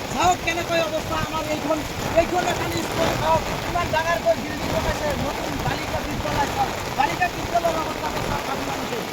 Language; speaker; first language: Assamese; native; Assamese